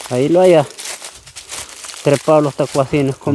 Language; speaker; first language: Spanish; native; Spanish